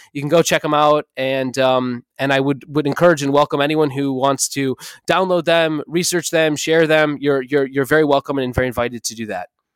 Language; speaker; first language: English; native; English